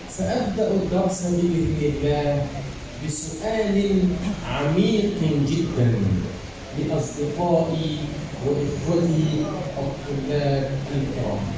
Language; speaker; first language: Arabic; non-native, fluent; Indonesian